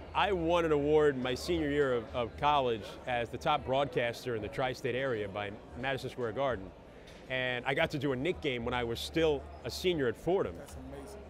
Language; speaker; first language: English; native; English